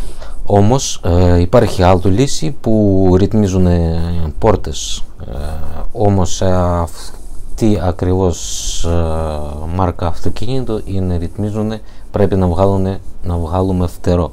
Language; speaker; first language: Greek; non-native, learner; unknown